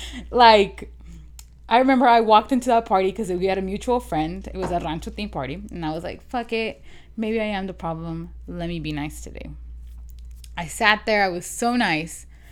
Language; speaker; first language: English; early bilingual, other home language; Spanish